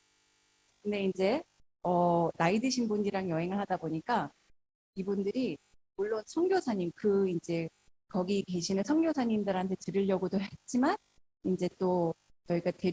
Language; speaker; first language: Korean; early bilingual, heritage; Korean